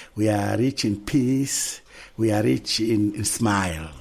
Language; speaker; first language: English; non-native, local second language; Nyanja